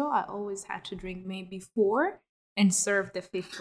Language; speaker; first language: English; non-native, local second language; Kinyarwanda